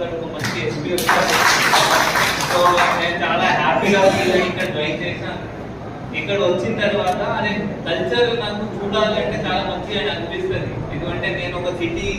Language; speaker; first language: Telugu; native; Telugu